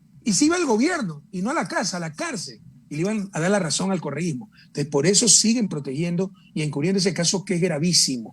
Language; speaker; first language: Spanish; native; Spanish